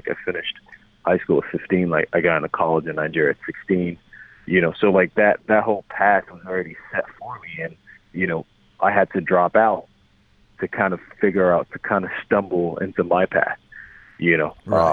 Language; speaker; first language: English; non-native, local second language; Yoruba